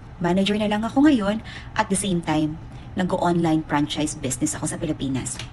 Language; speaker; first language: Filipino; native; Filipino